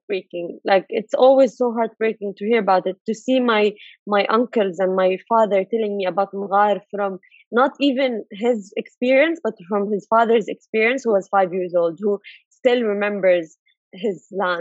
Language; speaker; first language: English; non-native, fluent; Arabic